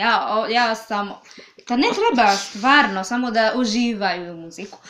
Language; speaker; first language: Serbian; non-native, learner; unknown